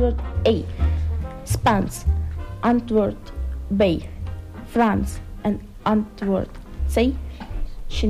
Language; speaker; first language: Dutch; early bilingual, other home language; Ukrainian